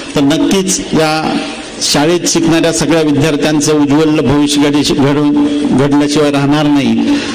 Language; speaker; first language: Marathi; native; Marathi